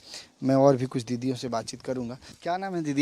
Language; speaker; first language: Hindi; native; Hindi